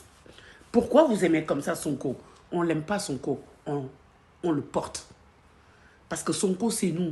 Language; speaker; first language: French; non-native, local second language; Wolof